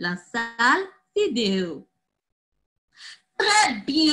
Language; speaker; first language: French; non-native, fluent; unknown